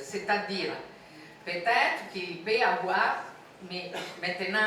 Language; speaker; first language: French; non-native, fluent; Italian